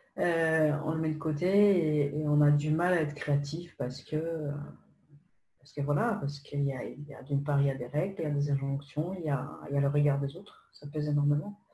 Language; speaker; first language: French; non-native, fluent; Polish